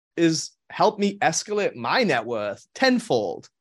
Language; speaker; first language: English; native; English